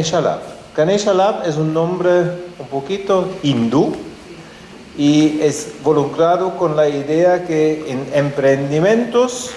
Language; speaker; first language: Spanish; non-native, fluent; German